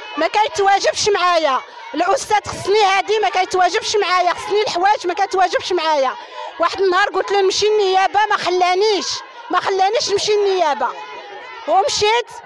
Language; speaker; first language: Arabic; native; Arabic